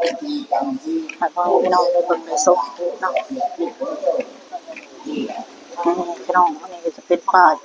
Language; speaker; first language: Thai; non-native, local second language; Northeastern Thai